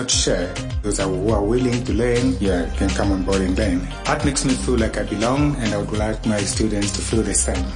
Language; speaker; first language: English; non-native, local second language; Shona